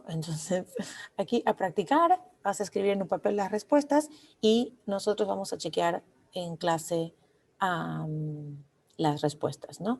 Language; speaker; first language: Spanish; non-native, fluent; English